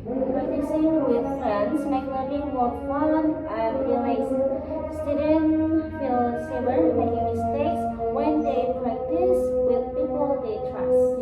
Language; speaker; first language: English; non-native, learner; Indonesian